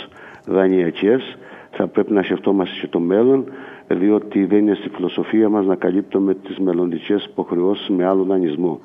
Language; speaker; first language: Greek; native; Greek